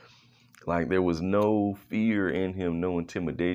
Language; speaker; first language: English; native; English